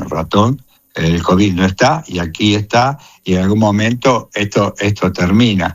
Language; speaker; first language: Spanish; native; Spanish